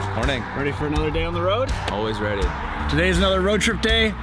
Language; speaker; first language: English; native; English